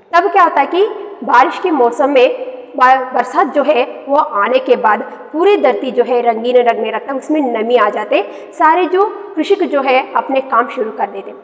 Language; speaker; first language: Hindi; non-native, local second language; Kannada